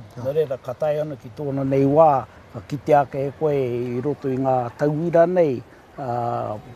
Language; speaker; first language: Māori; native; Māori